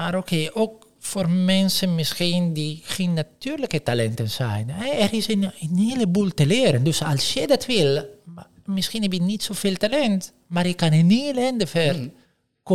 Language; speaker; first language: Dutch; non-native, fluent; Italian